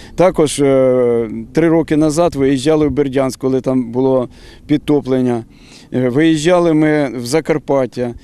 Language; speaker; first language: Ukrainian; non-native, local second language; Russian